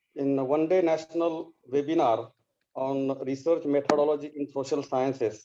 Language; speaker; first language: English; non-native, local second language; Marathi